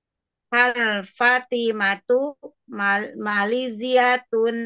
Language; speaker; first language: Arabic; non-native, learner; Indonesian